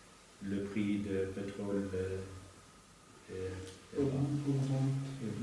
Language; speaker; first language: French; non-native, learner; Norwegian